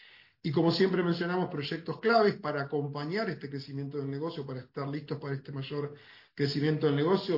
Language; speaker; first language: Spanish; native; Spanish